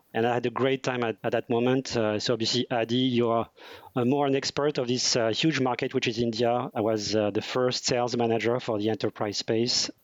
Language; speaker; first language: English; non-native, fluent; French